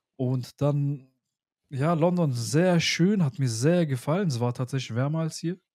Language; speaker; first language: German; early bilingual, other home language; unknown